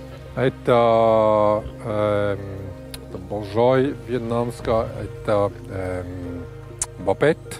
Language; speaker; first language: Russian; non-native, learner; German